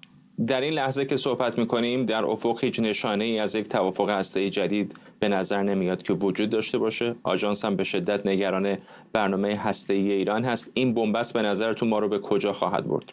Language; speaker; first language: Persian; native; Persian